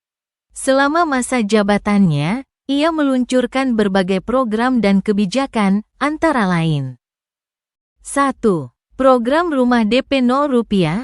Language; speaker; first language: Indonesian; native; Indonesian